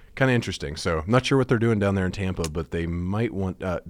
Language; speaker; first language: English; native; English